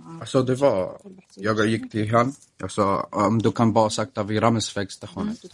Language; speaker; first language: Swedish; non-native, fluent; Arabic